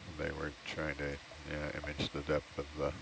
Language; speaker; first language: English; native; English